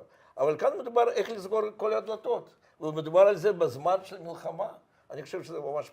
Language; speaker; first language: Hebrew; non-native, fluent; Russian